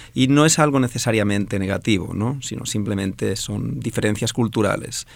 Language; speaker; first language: Spanish; non-native, local second language; Catalan